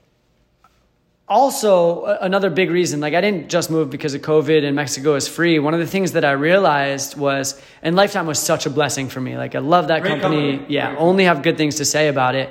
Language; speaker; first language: English; native; English